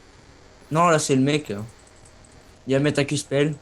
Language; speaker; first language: French; native; French